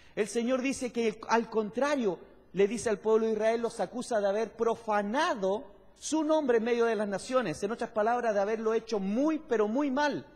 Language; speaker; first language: Spanish; native; Spanish